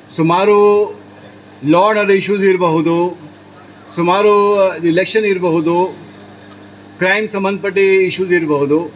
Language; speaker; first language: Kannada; non-native, fluent; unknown